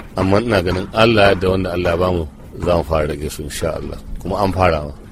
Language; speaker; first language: Hausa; native; Hausa